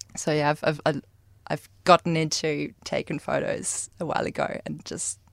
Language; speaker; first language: English; non-native, fluent; German